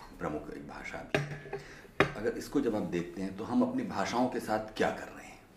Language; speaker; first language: Hindi; native; Hindi